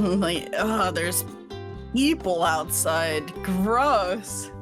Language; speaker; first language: English; native; English